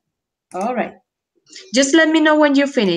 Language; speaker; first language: English; non-native, fluent; Spanish